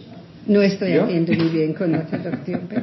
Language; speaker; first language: Spanish; non-native, fluent; English